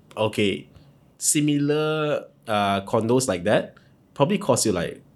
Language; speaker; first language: English; non-native, local second language; Cantonese